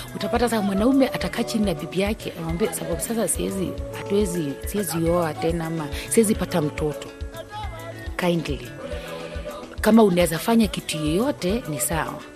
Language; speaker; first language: Swahili; non-native, local second language; Luyia